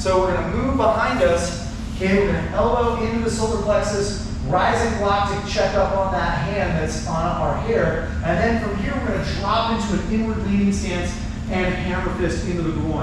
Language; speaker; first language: English; native; English